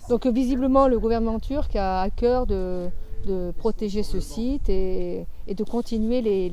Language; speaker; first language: French; native; French